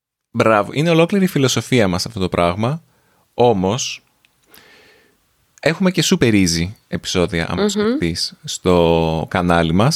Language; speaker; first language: Greek; native; Greek